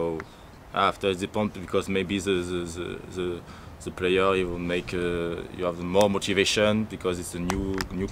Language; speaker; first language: English; non-native, learner; French